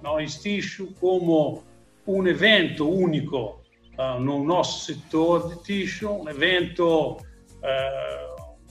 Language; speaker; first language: Portuguese; non-native, learner; Italian